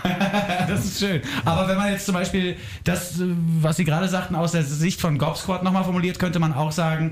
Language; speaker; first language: German; native; German